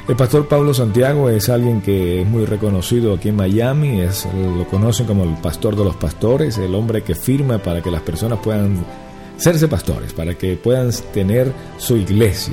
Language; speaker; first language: Spanish; native; Spanish